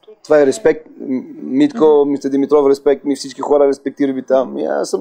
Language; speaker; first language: Bulgarian; non-native, learner; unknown